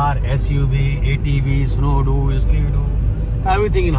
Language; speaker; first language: English; non-native, local second language; Hindi